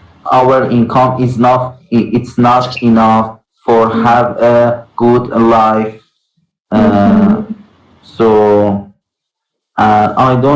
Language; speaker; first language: English; non-native, learner; Persian